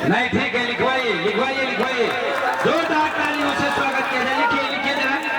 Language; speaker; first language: Hindi; native; Hindi